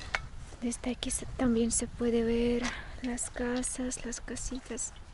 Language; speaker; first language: Spanish; non-native, fluent; Russian